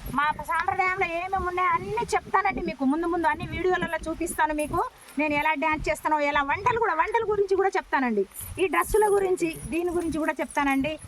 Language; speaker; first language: Telugu; non-native, local second language; Lambadi